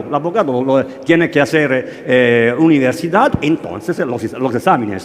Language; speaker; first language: Spanish; non-native, learner; Italian